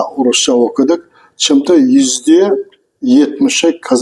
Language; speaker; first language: Turkish; non-native, learner; Kazakh